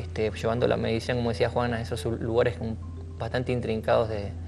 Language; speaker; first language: Spanish; native; Spanish